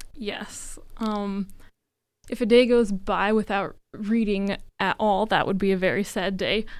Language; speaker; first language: English; native; English